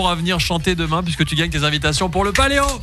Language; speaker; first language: French; native; French